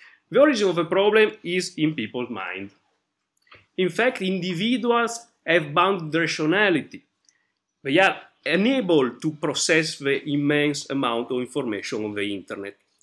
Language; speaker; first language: English; non-native, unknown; Italian